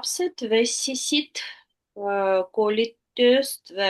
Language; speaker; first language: Estonian; non-native, learner; Russian